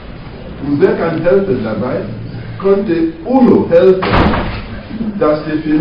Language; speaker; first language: German; non-native, fluent; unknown